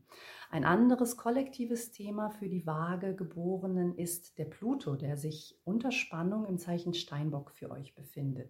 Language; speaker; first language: German; native; German